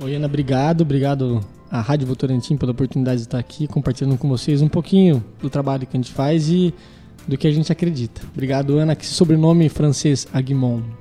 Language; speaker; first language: Portuguese; native; Portuguese